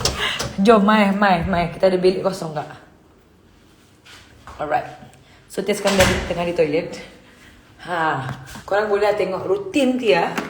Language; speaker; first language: Malay; native; Malay